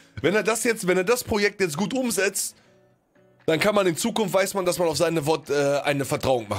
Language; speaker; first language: German; native; German